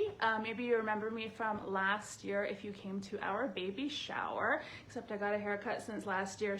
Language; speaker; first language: English; native; English